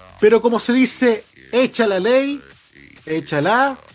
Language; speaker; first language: Spanish; native; Spanish